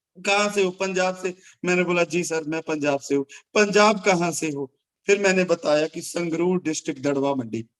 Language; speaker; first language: Hindi; non-native, local second language; Punjabi